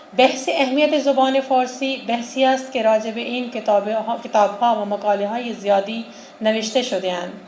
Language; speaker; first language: Persian; non-native, fluent; Urdu